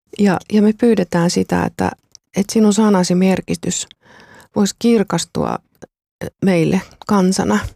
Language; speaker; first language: Finnish; native; Finnish